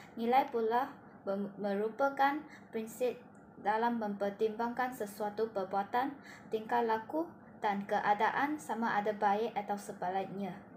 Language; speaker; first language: Malay; non-native, local second language; Chinese